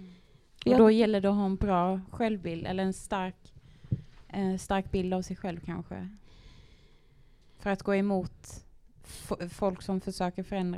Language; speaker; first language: Swedish; native; Swedish